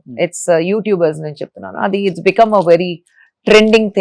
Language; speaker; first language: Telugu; non-native, fluent; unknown